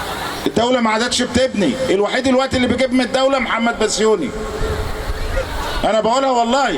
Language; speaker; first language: Arabic; native; Arabic